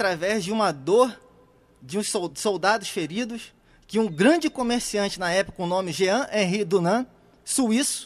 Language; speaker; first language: Portuguese; native; Portuguese